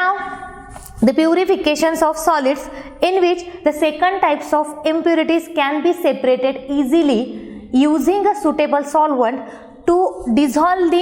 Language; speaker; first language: English; non-native, local second language; Marathi